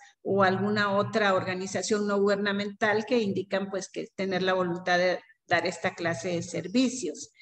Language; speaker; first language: Spanish; native; Spanish